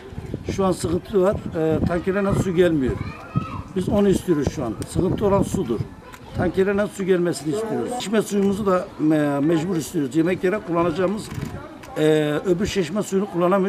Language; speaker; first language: Turkish; native; Turkish